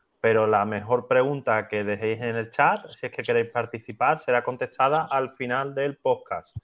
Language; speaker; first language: Spanish; native; Spanish